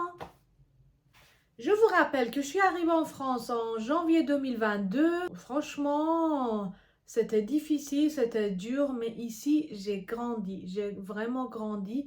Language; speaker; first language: French; non-native, fluent; Persian